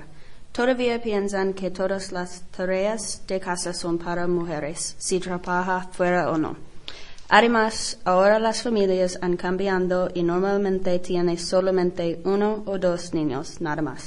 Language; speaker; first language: Spanish; non-native, learner; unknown